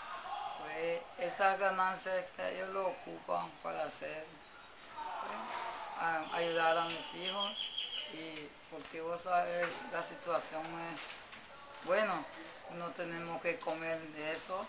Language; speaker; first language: Spanish; non-native, local second language; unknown